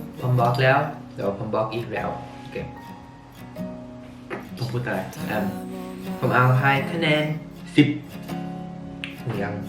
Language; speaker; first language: Thai; early bilingual, heritage; Thai